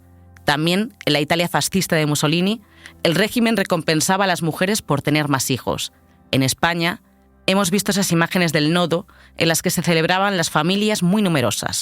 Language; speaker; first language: Spanish; native; Spanish